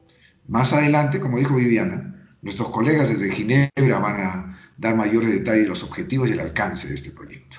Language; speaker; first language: Spanish; native; Spanish